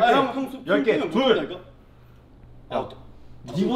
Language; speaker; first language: Korean; native; Korean